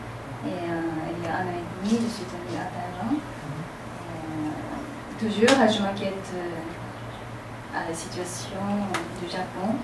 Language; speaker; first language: French; non-native, learner; Japanese